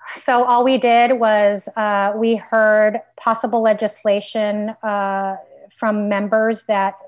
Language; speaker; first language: English; native; English